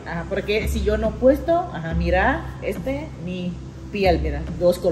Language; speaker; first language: Spanish; non-native, learner; Thai